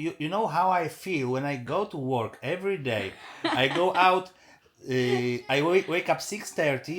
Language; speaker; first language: English; non-native, learner; Polish